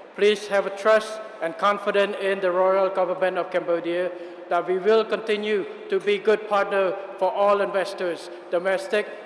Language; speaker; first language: English; non-native, fluent; Khmer